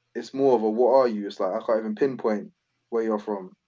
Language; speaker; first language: English; native; English